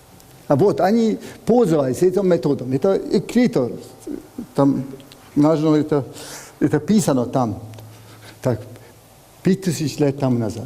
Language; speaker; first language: Russian; non-native, learner; Hungarian